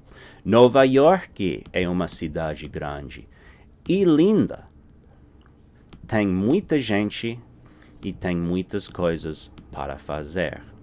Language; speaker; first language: Portuguese; non-native, fluent; English